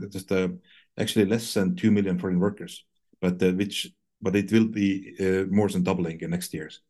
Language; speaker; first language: English; non-native, fluent; Estonian